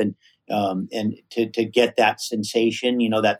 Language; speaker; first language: English; native; English